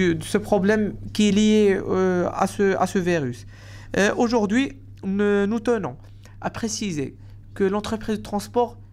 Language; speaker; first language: French; non-native, local second language; Arabic